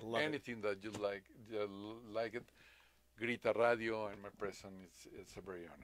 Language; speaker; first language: English; non-native, learner; Spanish